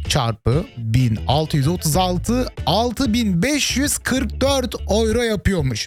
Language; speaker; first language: Turkish; native; Turkish